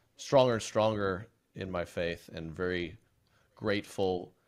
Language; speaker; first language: English; native; English